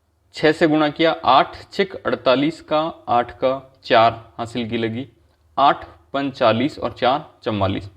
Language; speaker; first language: Hindi; native; Hindi